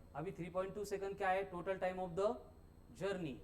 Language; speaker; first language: Hindi; non-native, local second language; Marathi